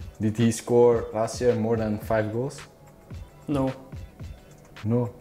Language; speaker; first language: English; non-native, learner; Dutch